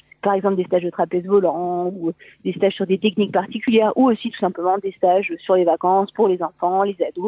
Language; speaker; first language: French; native; French